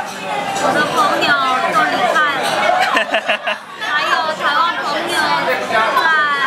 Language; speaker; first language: Chinese; non-native, learner; Korean